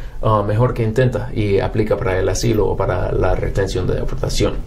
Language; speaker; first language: Spanish; non-native, fluent; English